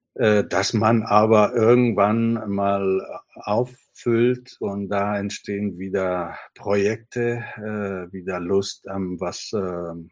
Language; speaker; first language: German; non-native, fluent; Italian